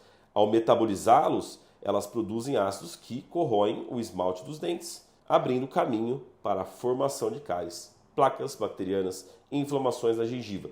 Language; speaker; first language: Portuguese; native; Portuguese